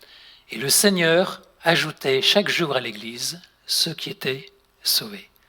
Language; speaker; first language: French; native; French